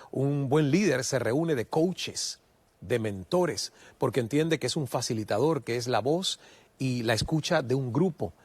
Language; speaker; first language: Spanish; native; Spanish